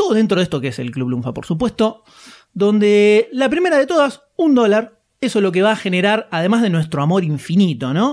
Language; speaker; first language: Spanish; native; Spanish